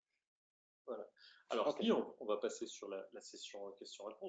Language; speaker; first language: French; native; French